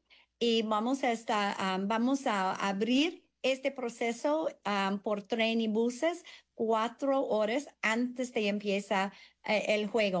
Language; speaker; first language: Spanish; non-native, fluent; English